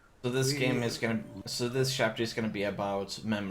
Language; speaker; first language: English; non-native, fluent; Chinese